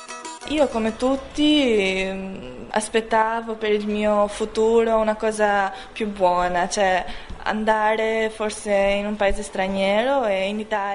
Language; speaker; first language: Italian; non-native, learner; Albanian